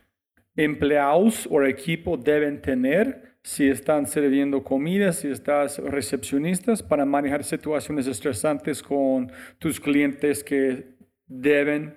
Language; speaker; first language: Spanish; non-native, fluent; English